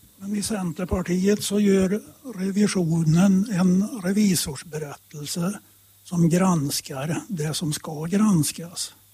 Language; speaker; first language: Swedish; native; Swedish